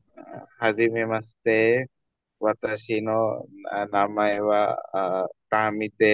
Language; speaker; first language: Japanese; non-native, learner; Bangla